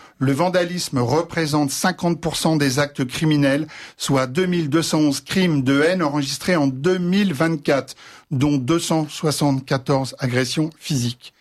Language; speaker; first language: French; native; French